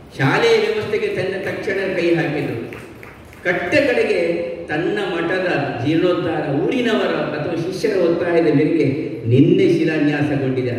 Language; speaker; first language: Kannada; non-native, local second language; Tulu